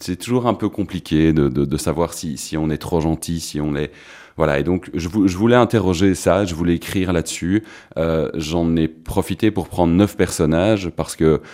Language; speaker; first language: French; native; French